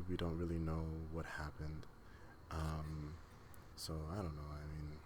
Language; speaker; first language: English; non-native, learner; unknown